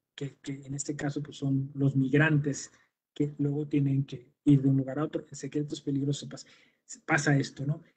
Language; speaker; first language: Spanish; native; Spanish